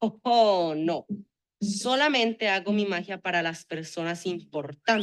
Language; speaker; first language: Spanish; non-native, learner; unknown